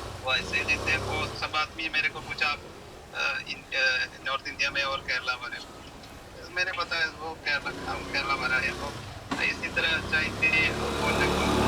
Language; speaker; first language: Hindi; non-native, local second language; Malayalam